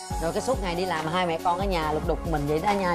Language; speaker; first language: Vietnamese; native; Vietnamese